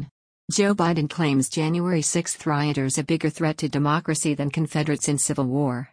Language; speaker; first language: English; native; English